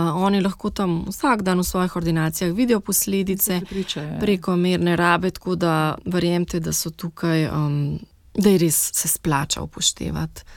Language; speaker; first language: Slovenian; native; Slovenian